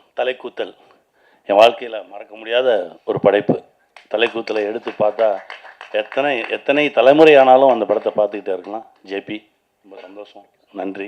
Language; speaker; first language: Tamil; native; Tamil